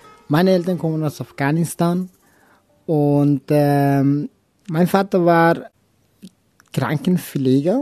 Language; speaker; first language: German; non-native, local second language; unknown